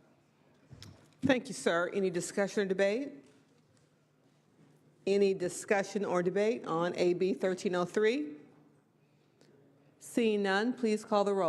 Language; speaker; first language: English; native; English